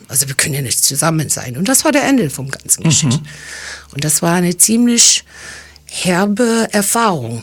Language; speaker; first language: German; non-native, fluent; English